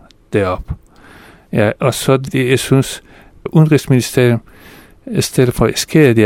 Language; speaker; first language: Danish; non-native, fluent; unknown